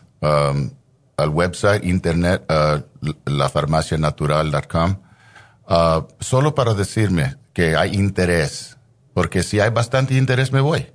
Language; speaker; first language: Spanish; early bilingual, heritage; Spanish